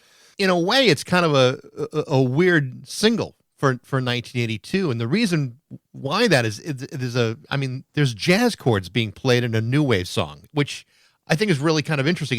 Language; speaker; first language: English; native; English